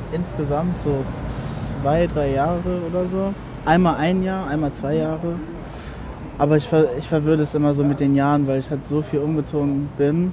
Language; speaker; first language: German; early bilingual, other home language; English